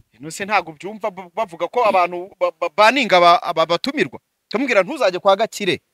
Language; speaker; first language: Kinyarwanda; native; Kinyarwanda